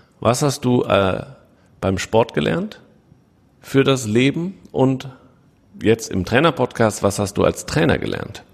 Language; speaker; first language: German; native; German